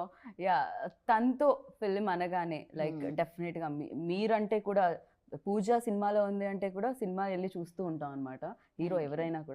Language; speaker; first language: Telugu; native; Telugu